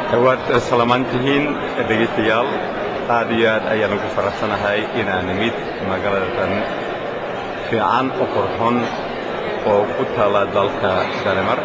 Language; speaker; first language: Somali; native; Somali